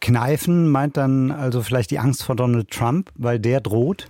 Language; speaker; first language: German; native; German